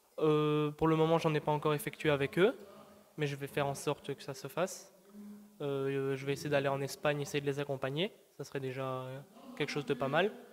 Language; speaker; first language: French; native; French